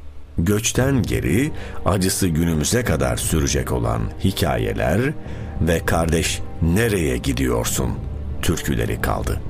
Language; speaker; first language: Turkish; native; Turkish